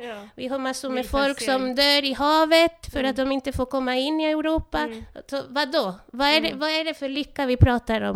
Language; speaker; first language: Swedish; non-native, fluent; Spanish